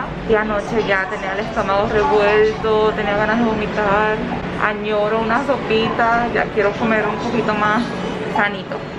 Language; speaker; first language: Spanish; native; Spanish